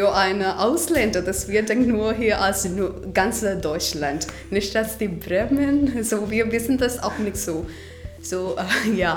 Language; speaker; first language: German; non-native, learner; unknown